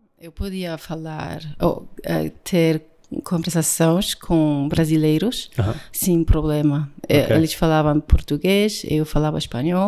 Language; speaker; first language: Portuguese; non-native, learner; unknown